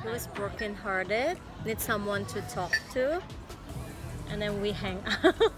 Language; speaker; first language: English; non-native, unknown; Indonesian